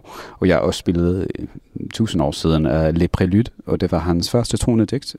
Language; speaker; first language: Danish; non-native, fluent; English